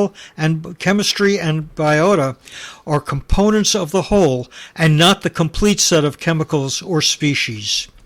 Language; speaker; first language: English; native; English